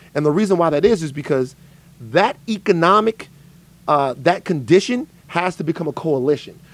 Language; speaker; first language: English; native; English